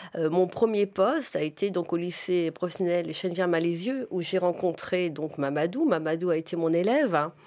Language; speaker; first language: French; native; French